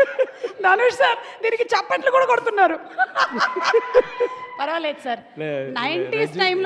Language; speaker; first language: Telugu; native; Telugu